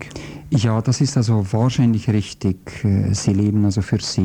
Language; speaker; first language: German; non-native, fluent; Croatian